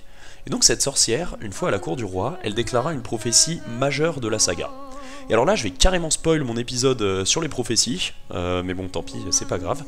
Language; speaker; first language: French; native; French